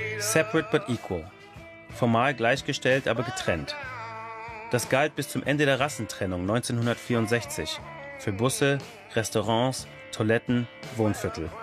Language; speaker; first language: German; non-native, fluent; English